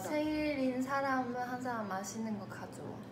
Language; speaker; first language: Korean; non-native, fluent; Chinese